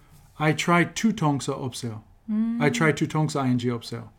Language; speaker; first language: Korean; non-native, fluent; English